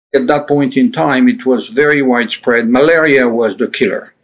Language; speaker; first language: English; non-native, fluent; French